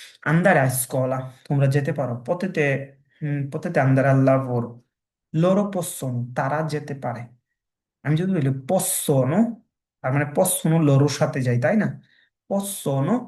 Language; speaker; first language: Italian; non-native, fluent; Bangla